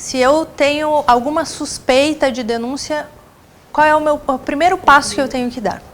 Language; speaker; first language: Portuguese; native; Portuguese